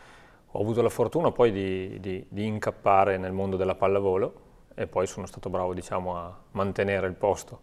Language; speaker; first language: Italian; native; Italian